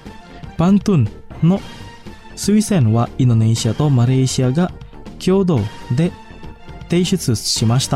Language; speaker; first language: Japanese; non-native, fluent; Indonesian